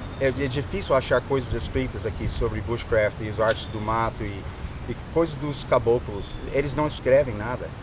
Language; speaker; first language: Portuguese; non-native, fluent; English